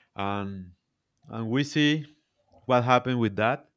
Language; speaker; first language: English; non-native, learner; Spanish